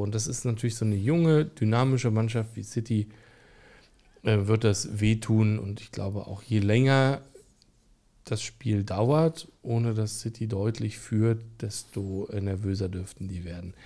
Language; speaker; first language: German; native; German